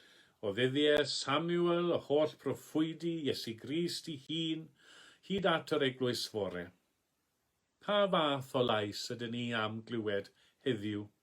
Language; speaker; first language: Welsh; native; Welsh